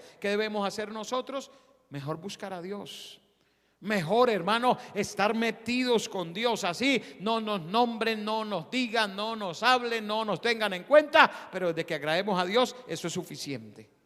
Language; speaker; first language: Spanish; native; Spanish